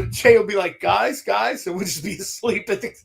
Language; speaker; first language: English; native; English